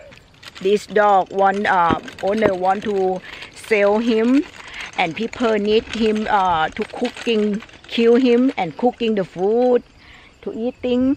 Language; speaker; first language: English; non-native, learner; Thai